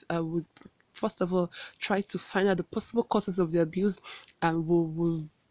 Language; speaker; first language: English; non-native, local second language; Igbo